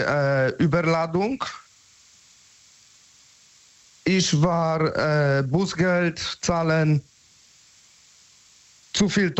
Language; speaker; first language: German; non-native, learner; Polish